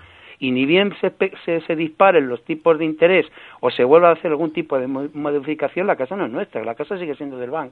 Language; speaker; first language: Spanish; native; Spanish